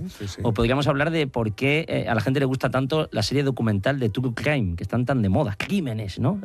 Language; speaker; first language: Spanish; native; Spanish